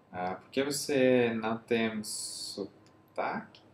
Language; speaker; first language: Portuguese; non-native, learner; Serbian